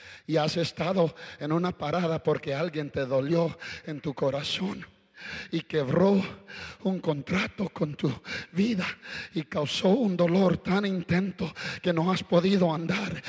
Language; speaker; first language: Spanish; early bilingual, heritage; Spanish